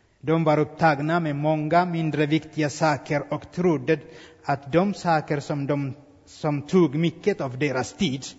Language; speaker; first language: Swedish; non-native, fluent; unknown